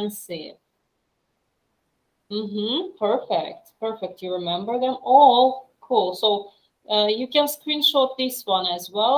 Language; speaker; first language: English; non-native, fluent; Russian